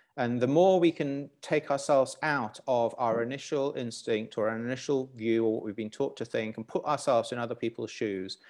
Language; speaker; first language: English; native; English